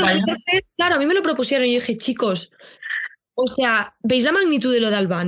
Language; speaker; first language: Spanish; native; Spanish